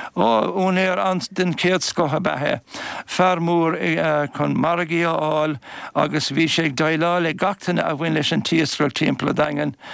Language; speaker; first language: Irish; native; Irish